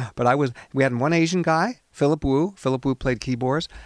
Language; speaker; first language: English; native; English